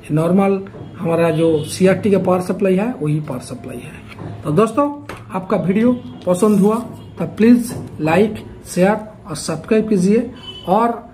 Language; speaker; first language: Hindi; native; Hindi